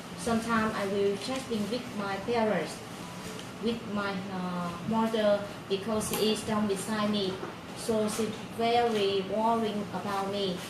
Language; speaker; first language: English; non-native, learner; Vietnamese